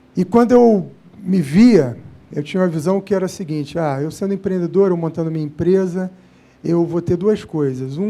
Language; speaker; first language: Portuguese; native; Portuguese